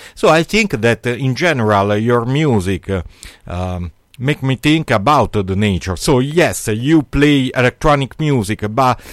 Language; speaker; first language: English; non-native, learner; Italian